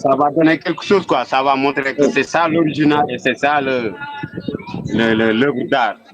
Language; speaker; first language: French; non-native, local second language; Wolof